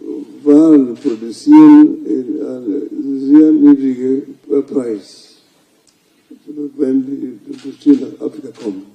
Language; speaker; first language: German; non-native, fluent; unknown